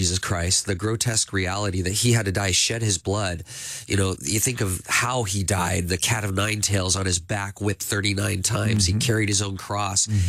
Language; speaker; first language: English; native; English